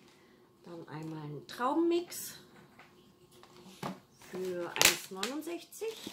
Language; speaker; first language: German; native; German